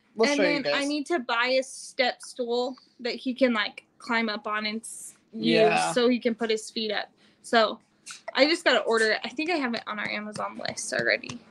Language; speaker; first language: English; native; English